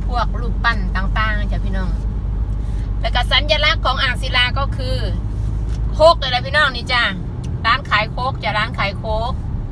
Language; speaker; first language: Thai; native; Thai